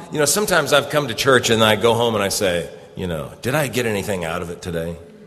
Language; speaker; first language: English; native; English